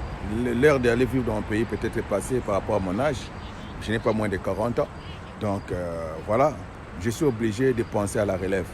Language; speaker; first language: French; non-native, local second language; Lingala